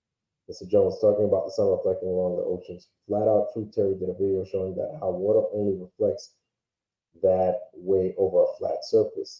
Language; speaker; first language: English; native; English